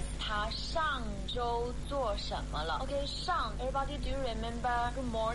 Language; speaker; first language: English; non-native, fluent; Chinese